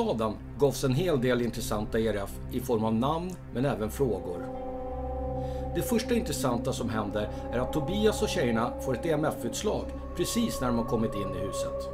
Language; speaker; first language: Swedish; native; Swedish